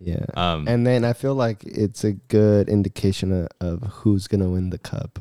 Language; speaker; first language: English; early bilingual, other home language; Spanish